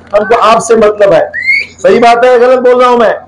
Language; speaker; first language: Hindi; non-native, local second language; Marathi